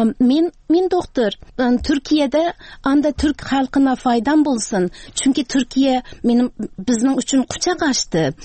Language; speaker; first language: Tatar; early bilingual, heritage; Tatar